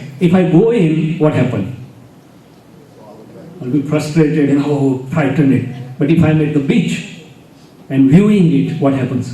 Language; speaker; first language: English; non-native, local second language; Gujarati